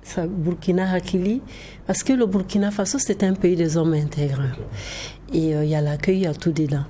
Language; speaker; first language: French; non-native, local second language; Dyula